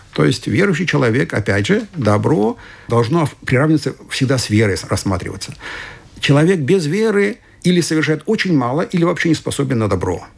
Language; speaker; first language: Russian; non-native, fluent; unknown